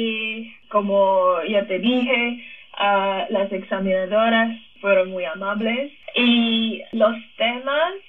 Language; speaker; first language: Spanish; non-native, fluent; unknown